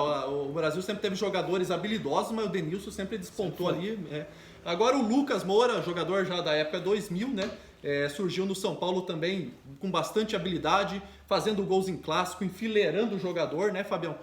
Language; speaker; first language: Portuguese; native; Portuguese